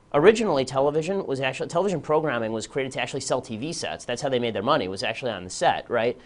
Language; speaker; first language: English; native; English